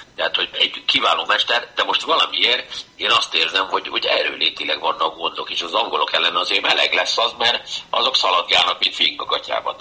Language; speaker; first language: Hungarian; native; Hungarian